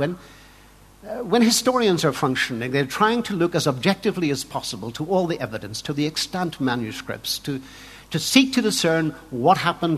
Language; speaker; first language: English; native; English